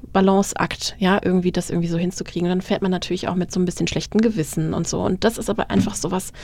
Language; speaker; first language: German; native; German